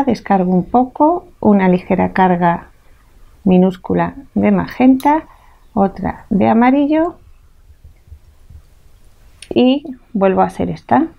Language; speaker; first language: Spanish; native; Spanish